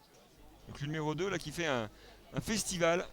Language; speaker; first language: French; native; French